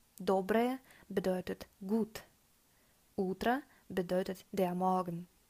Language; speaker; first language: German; non-native, fluent; Russian